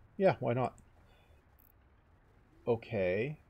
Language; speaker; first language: English; native; English